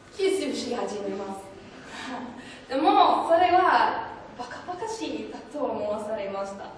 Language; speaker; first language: Japanese; non-native, learner; English